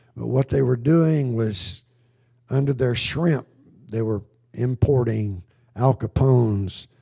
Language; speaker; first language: English; native; English